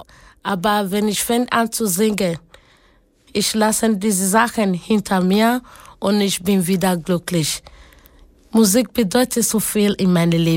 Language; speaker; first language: German; non-native, learner; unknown